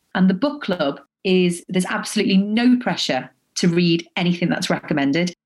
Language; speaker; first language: English; native; English